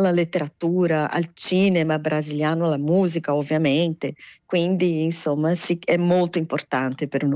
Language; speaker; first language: Italian; non-native, fluent; Portuguese